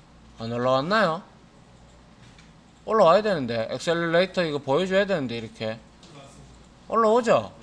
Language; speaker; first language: Korean; native; Korean